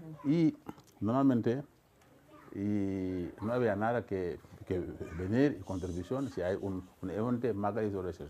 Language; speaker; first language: Spanish; non-native, fluent; Wolof